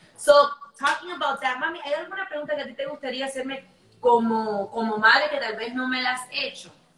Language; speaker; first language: Spanish; early bilingual, heritage; Spanish